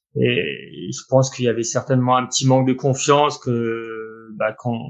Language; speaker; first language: French; native; French